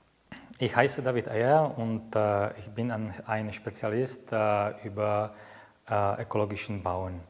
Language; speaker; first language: German; non-native, fluent; Czech